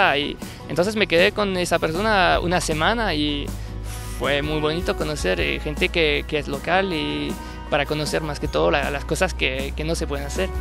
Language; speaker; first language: Spanish; non-native, fluent; French